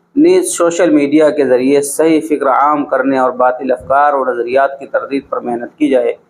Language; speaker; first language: Urdu; native; Urdu